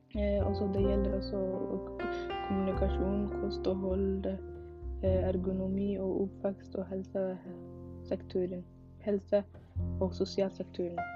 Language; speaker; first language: Norwegian; non-native, learner; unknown